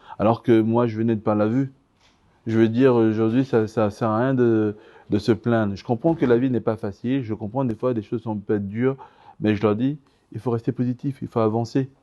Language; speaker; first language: French; early bilingual, other home language; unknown